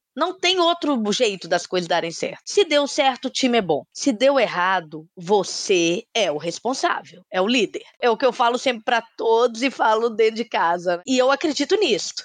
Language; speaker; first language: Portuguese; native; Portuguese